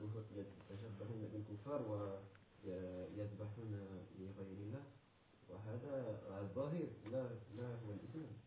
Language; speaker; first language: Arabic; non-native, learner; French